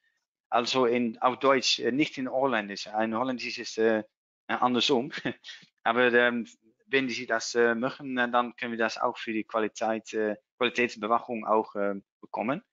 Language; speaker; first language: German; non-native, learner; Dutch